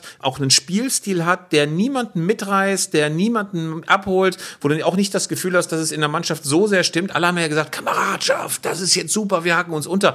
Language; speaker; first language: German; native; German